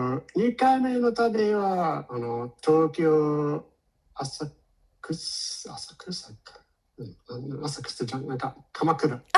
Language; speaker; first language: Japanese; non-native, learner; English